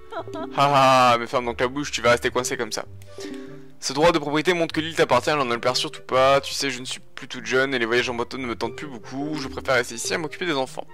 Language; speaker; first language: French; native; French